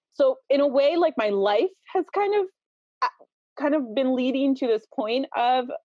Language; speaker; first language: English; early bilingual, other home language; Spanish